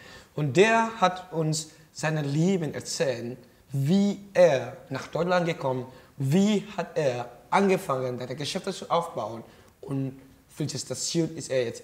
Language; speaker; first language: German; non-native, learner; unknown